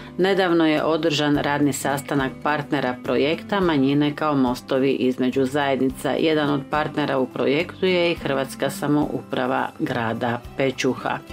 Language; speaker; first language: Croatian; early bilingual, heritage; Croatian